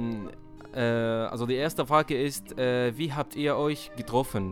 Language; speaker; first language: German; non-native, learner; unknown